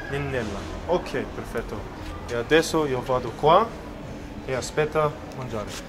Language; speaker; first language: Italian; non-native, learner; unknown